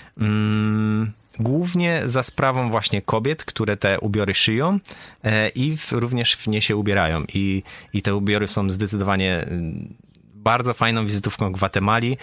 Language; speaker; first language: Polish; native; Polish